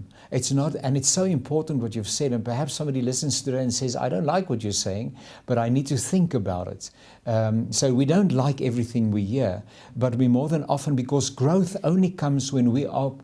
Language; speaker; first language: English; non-native, local second language; Afrikaans